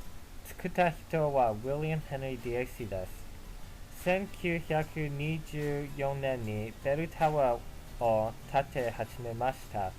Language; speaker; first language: Japanese; non-native, learner; English